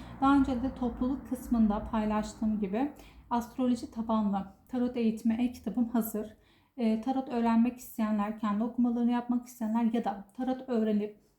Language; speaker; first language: Turkish; native; Turkish